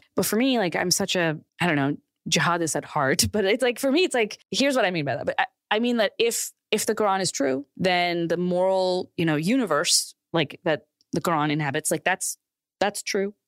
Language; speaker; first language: English; non-native, local second language; Urdu